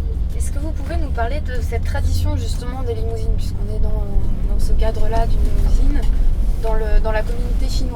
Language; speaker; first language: French; native; French